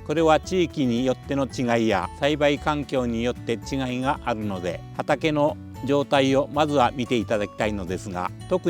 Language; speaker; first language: Japanese; native; Japanese